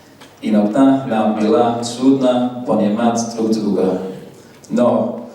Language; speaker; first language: Russian; non-native, learner; English